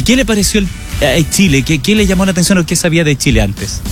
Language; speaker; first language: Spanish; native; Spanish